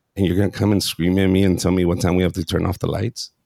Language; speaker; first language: English; early bilingual, other home language; Spanish